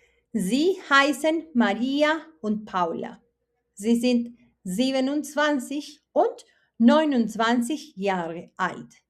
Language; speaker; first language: German; non-native, fluent; Spanish